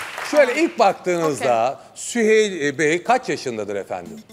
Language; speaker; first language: Turkish; native; Turkish